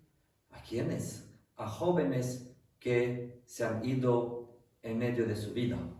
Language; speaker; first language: Spanish; non-native, fluent; French